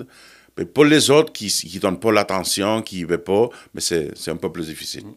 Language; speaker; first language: French; non-native, fluent; Spanish